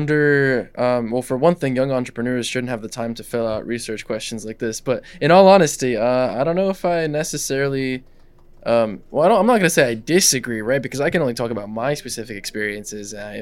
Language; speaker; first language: English; non-native, fluent; Russian